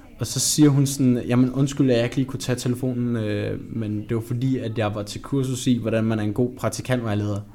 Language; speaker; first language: Danish; native; Danish